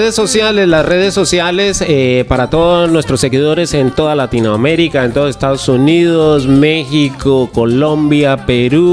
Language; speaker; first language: Spanish; native; Spanish